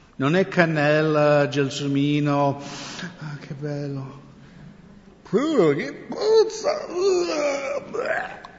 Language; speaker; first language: Italian; non-native, fluent; English